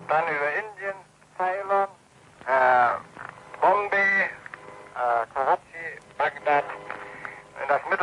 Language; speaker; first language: German; native; German